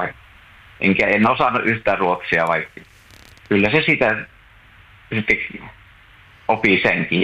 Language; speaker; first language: Finnish; native; Finnish